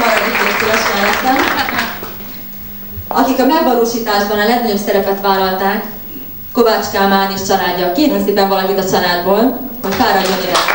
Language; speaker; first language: Hungarian; native; Hungarian